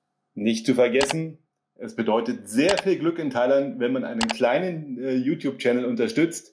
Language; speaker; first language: German; native; German